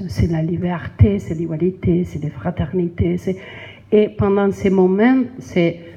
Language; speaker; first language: French; non-native, learner; Spanish